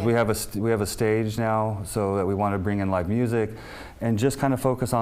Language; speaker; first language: English; native; English